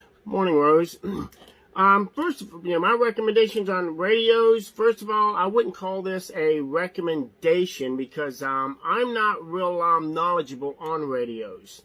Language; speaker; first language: English; native; English